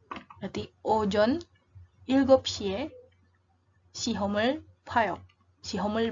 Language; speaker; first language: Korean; non-native, fluent; Indonesian